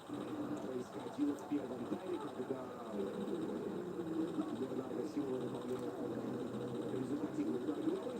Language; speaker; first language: Russian; native; Russian